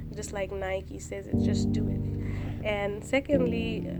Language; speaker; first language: English; non-native, local second language; Nepali